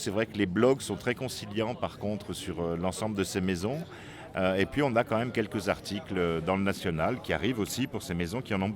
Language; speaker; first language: French; native; French